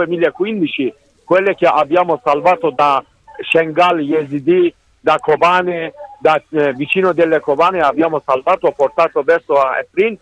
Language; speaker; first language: Italian; non-native, learner; Kurdish